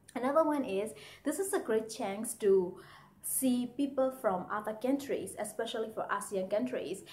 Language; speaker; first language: English; non-native, fluent; Burmese